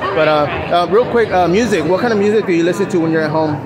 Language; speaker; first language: English; native; English